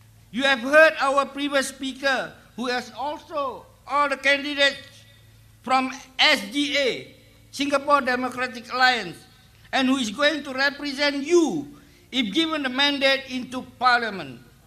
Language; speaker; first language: English; non-native, local second language; Malay